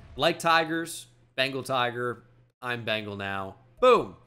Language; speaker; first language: English; native; English